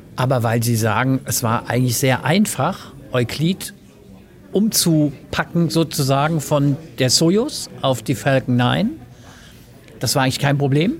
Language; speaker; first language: German; native; German